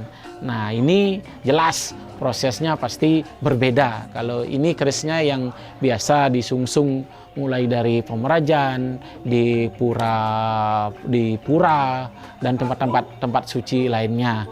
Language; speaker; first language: Indonesian; native; Indonesian